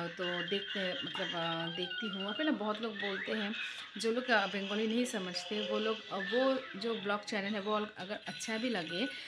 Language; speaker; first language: Hindi; non-native, local second language; Bangla